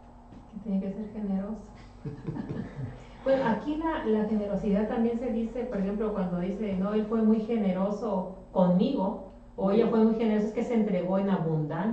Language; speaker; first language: Spanish; native; Spanish